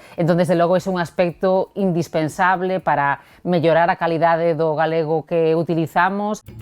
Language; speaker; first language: Galician; non-native, local second language; Spanish